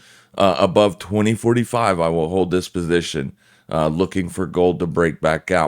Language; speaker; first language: English; native; English